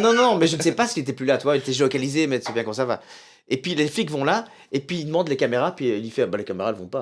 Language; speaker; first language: French; native; French